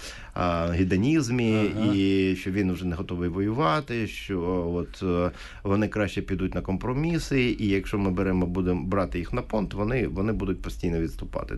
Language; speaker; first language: Ukrainian; native; Ukrainian